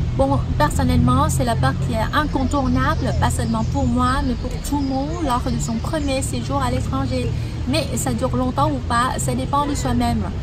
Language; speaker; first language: French; non-native, fluent; Vietnamese